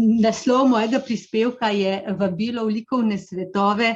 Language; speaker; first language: Slovenian; native; Slovenian